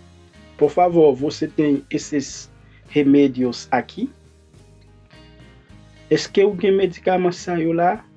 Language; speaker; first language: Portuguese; non-native, fluent; Haitian Creole